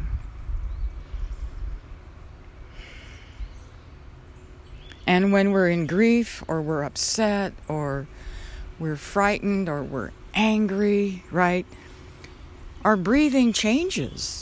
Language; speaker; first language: English; native; English